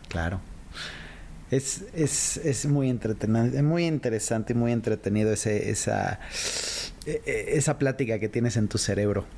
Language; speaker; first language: Spanish; native; Spanish